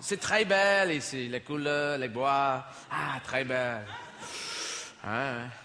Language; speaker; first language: French; non-native, learner; English